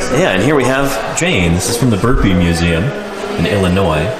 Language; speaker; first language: English; native; English